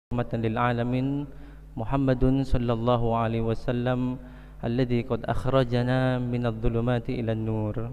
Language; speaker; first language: Arabic; non-native, fluent; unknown